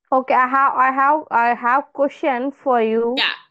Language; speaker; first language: English; non-native, local second language; Telugu